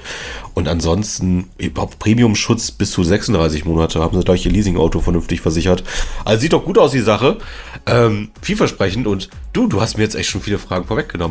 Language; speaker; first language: German; native; German